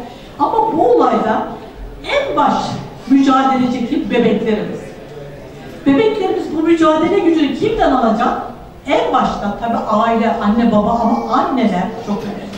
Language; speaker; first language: Turkish; native; Turkish